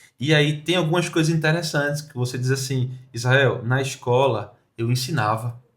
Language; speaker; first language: Portuguese; native; Portuguese